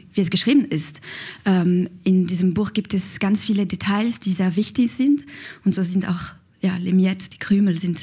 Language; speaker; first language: German; non-native, local second language; French